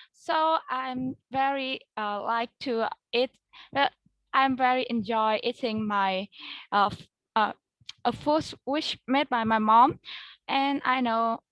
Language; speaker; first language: English; non-native, learner; Vietnamese